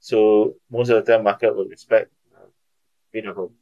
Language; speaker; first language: English; non-native, local second language; Malay